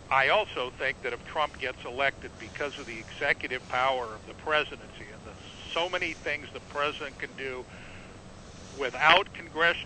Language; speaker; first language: English; native; English